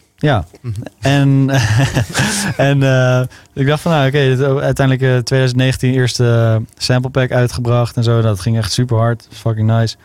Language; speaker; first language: Dutch; native; Dutch